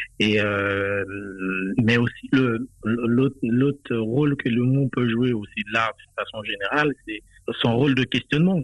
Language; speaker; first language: French; non-native, local second language; Haitian Creole